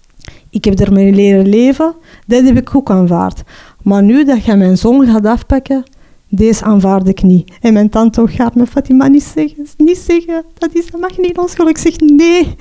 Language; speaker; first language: Dutch; non-native, local second language; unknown